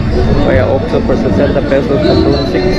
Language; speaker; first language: Spanish; non-native, learner; English